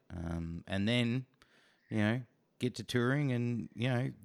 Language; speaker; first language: English; native; English